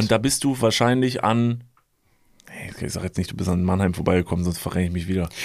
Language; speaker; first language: German; native; German